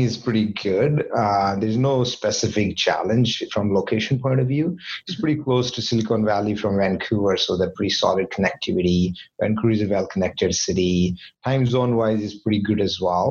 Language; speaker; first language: English; non-native, local second language; Hindi